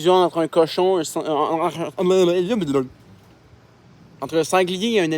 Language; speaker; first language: French; native; French